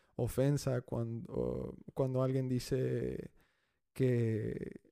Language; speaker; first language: Spanish; early bilingual, heritage; Spanish